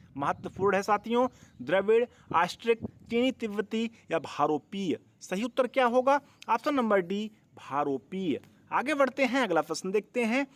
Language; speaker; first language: Hindi; native; Hindi